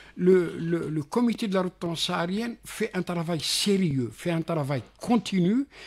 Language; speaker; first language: French; non-native, local second language; Arabic